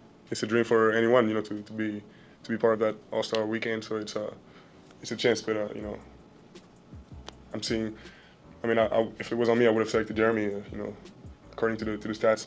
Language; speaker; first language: English; non-native, fluent; French